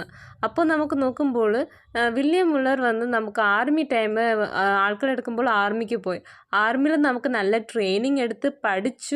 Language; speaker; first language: Malayalam; non-native, learner; Tamil